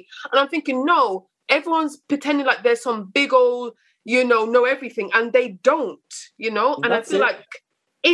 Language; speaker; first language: English; native; English